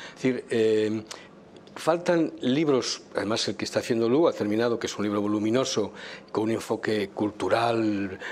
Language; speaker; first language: Spanish; native; Spanish